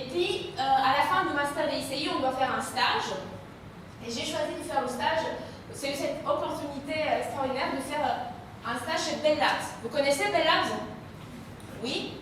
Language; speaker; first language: French; non-native, fluent; Romanian